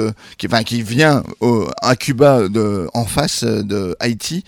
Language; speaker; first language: French; native; French